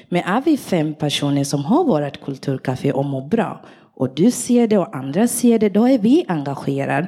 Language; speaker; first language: Swedish; early bilingual, other home language; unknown